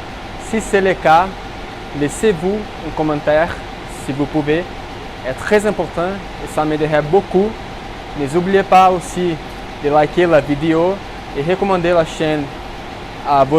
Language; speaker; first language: French; non-native, learner; Portuguese